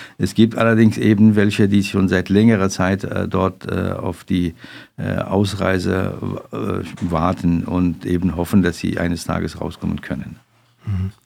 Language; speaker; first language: German; non-native, fluent; Persian